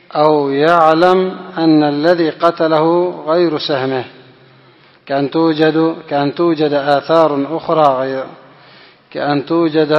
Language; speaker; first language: Arabic; non-native, fluent; Indonesian